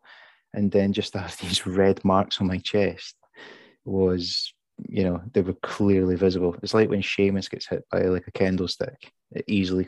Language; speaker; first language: English; native; English